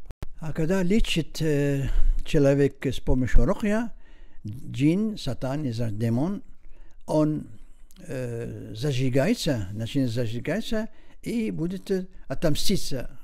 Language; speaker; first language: Russian; non-native, learner; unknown